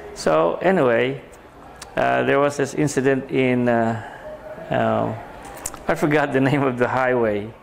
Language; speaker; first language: English; non-native, local second language; Filipino